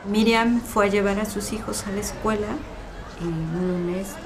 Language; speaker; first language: Spanish; native; Spanish